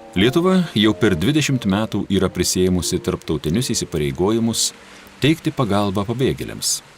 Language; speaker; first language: Lithuanian; native; Lithuanian